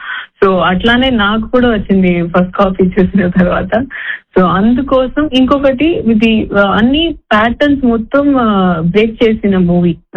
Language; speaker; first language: Telugu; non-native, fluent; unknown